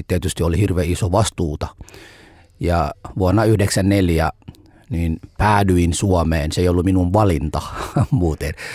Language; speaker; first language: Finnish; non-native, fluent; Somali